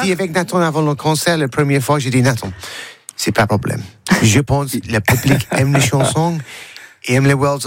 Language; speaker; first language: French; non-native, learner; English